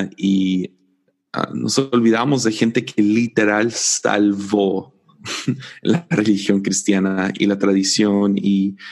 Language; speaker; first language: Spanish; native; Spanish